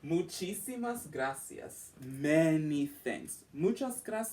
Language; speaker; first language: Spanish; non-native, learner; English